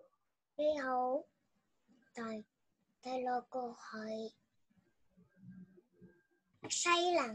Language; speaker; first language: Chinese; non-native, learner; Vietnamese